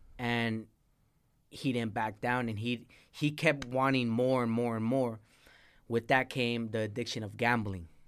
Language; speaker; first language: English; early bilingual, other home language; Spanish